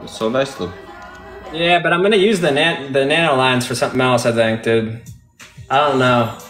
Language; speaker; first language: English; native; English